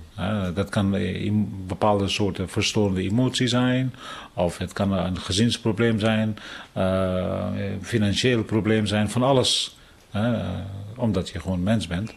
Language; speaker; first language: Dutch; non-native, fluent; Tibetan